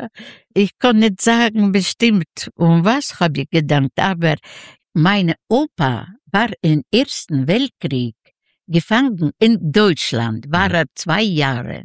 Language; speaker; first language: German; non-native, learner; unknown